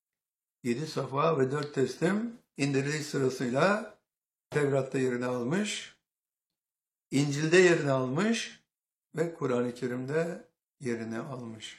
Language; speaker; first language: Turkish; native; Turkish